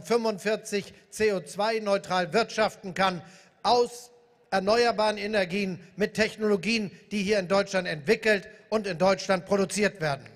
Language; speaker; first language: German; native; German